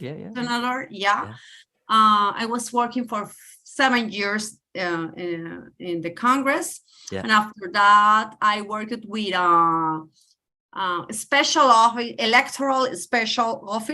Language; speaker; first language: English; non-native, learner; Spanish